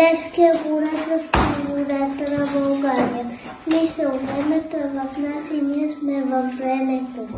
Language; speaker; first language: Bulgarian; early bilingual, heritage; Bulgarian